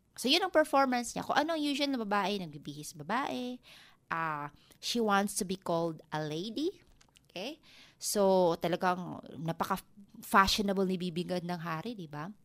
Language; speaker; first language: Filipino; non-native, local second language; Waray